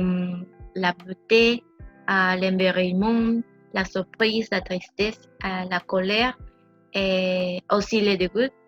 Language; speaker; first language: French; non-native, learner; Spanish